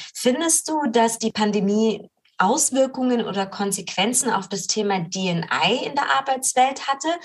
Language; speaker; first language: German; early bilingual, other home language; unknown